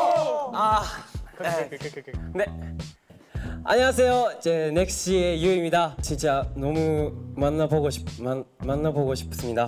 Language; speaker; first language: Korean; non-native, learner; Japanese